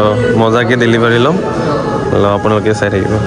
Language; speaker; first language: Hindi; non-native, local second language; Assamese